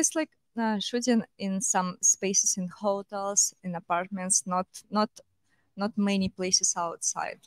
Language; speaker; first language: English; non-native, fluent; Russian